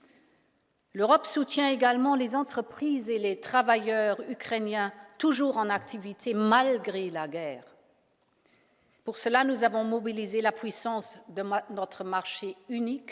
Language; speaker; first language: French; non-native, fluent; German